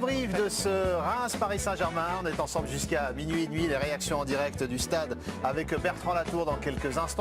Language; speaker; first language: French; native; French